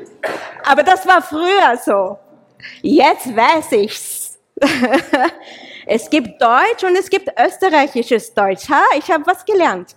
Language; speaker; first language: German; non-native, fluent; English